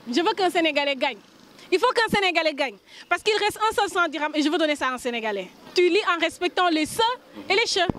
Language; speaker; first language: French; non-native, local second language; Wolof